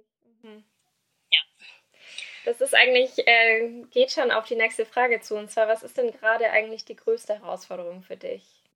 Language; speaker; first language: German; native; German